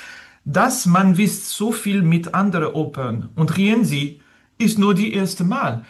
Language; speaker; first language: German; non-native, learner; French